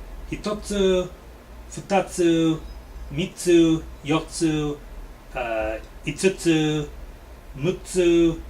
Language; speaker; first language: Japanese; non-native, learner; English